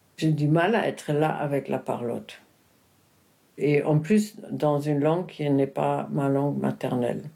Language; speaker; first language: French; non-native, fluent; Spanish